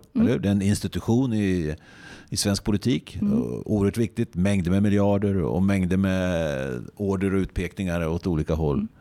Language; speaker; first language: Swedish; native; Swedish